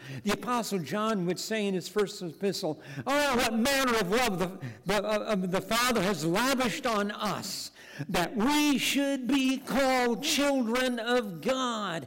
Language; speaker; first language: English; native; English